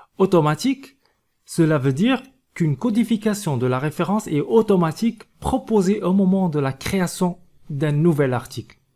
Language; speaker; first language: French; non-native, local second language; Arabic